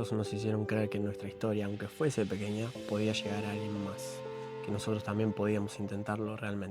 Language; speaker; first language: Spanish; native; Spanish